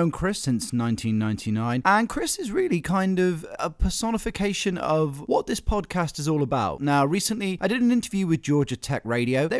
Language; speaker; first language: English; native; English